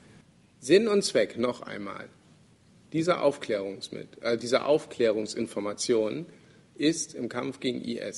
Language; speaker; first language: German; native; German